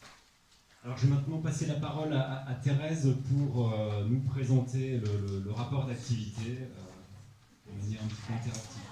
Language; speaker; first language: French; native; French